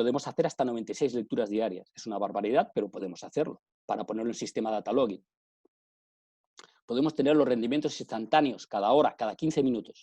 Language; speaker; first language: Spanish; native; Spanish